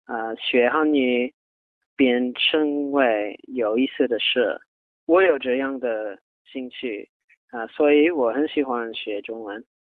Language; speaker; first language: Chinese; non-native, learner; English